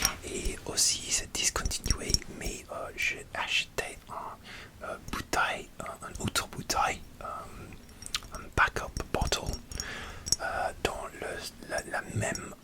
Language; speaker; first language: French; non-native, learner; English